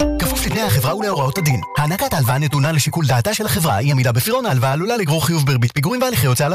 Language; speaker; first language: Hebrew; native; Hebrew